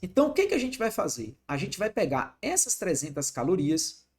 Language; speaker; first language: Portuguese; native; Portuguese